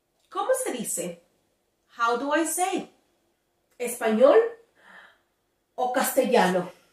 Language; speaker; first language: Spanish; native; Spanish